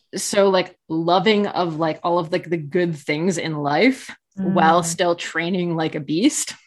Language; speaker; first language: English; native; English